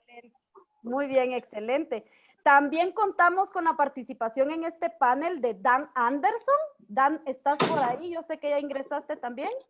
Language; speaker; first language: Spanish; native; Spanish